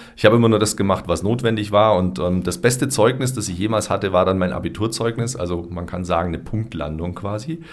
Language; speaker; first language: German; native; German